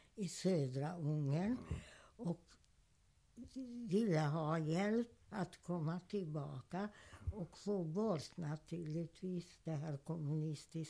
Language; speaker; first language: Swedish; non-native, fluent; Hungarian